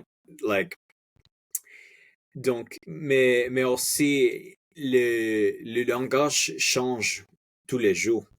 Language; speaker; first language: French; non-native, fluent; Spanish